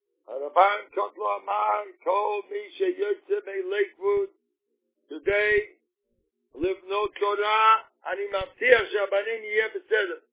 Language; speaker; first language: Hebrew; non-native, fluent; Yiddish